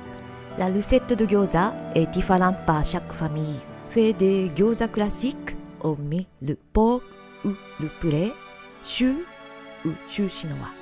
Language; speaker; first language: French; non-native, learner; Japanese